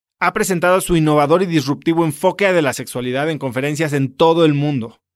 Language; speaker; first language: Spanish; native; Spanish